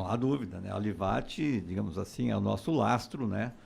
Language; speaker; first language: Portuguese; native; Portuguese